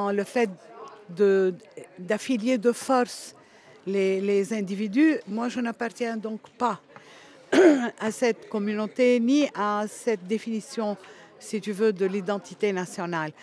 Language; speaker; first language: French; non-native, local second language; Arabic